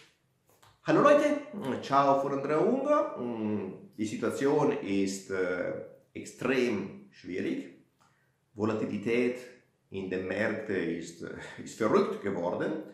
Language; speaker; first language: German; non-native, fluent; Italian